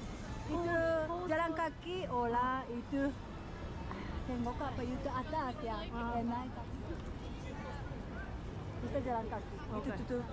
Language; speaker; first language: Indonesian; non-native, learner; Japanese